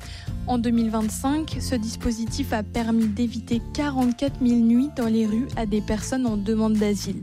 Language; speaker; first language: French; native; French